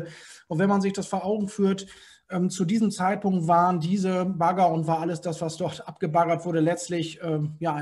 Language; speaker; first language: German; native; German